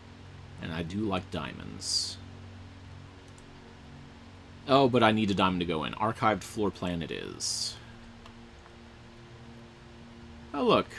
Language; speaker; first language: English; native; English